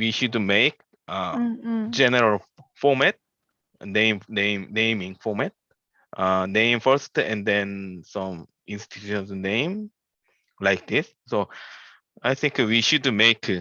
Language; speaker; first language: English; non-native, learner; Korean